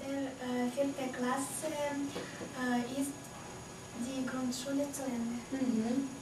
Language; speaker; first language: German; non-native, learner; Russian